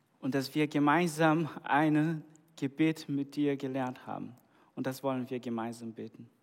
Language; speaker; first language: German; non-native, fluent; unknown